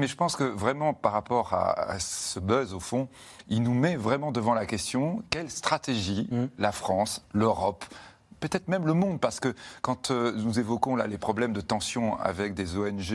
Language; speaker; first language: French; native; French